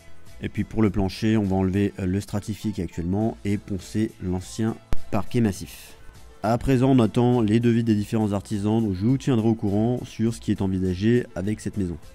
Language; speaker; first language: French; native; French